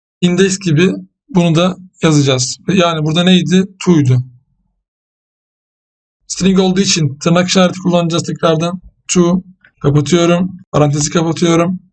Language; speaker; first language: Turkish; native; Turkish